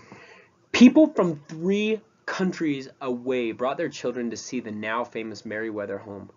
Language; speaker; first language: English; native; English